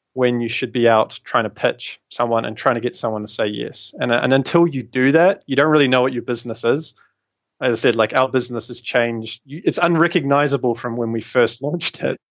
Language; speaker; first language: English; native; English